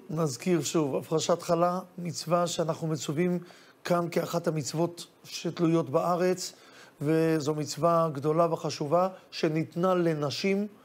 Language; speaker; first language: Hebrew; native; Hebrew